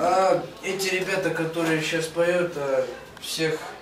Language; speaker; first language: Russian; early bilingual, heritage; Russian